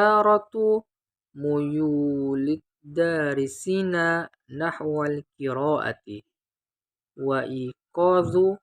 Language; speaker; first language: Arabic; non-native, learner; Indonesian